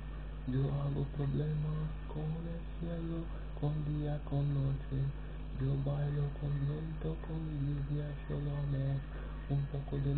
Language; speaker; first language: Spanish; non-native, learner; Romanian